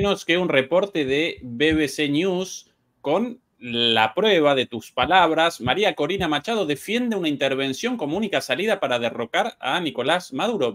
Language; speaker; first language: Spanish; native; Spanish